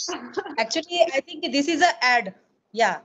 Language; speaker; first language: English; non-native, learner; Hindi